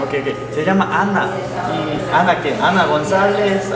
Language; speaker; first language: Spanish; non-native, fluent; Korean